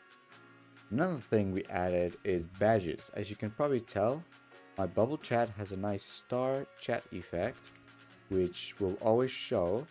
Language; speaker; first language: English; native; English